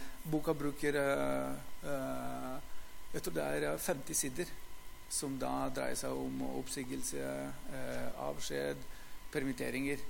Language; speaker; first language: Norwegian; non-native, fluent; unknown